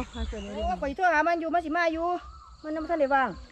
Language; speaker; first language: Swedish; non-native, learner; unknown